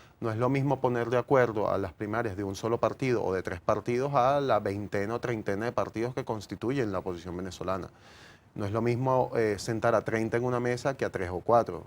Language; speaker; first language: Spanish; native; Spanish